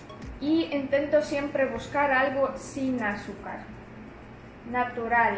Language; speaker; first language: Spanish; non-native, fluent; Russian